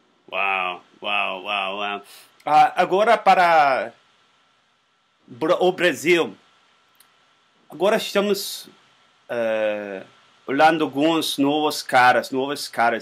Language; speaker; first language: Portuguese; non-native, learner; Spanish